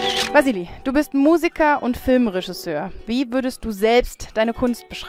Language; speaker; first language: German; native; German